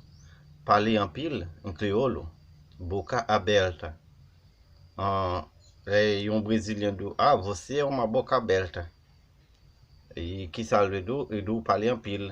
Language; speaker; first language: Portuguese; non-native, learner; Haitian Creole